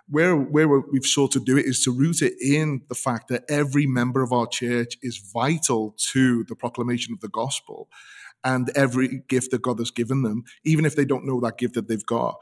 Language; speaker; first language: English; native; English